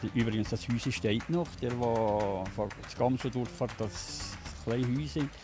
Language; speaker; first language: German; native; German